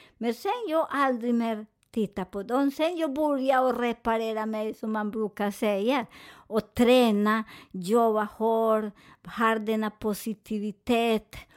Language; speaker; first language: Swedish; non-native, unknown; Spanish